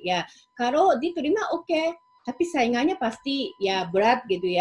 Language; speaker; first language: Indonesian; non-native, fluent; Japanese